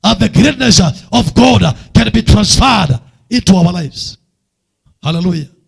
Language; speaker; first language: English; non-native, local second language; Swahili